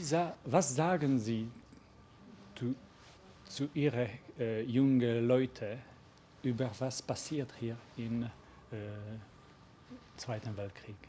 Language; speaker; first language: German; non-native, learner; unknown